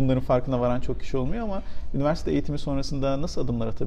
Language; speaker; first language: Turkish; native; Turkish